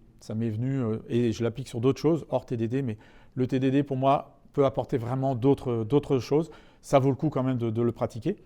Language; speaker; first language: French; native; French